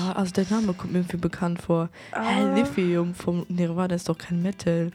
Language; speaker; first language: German; native; German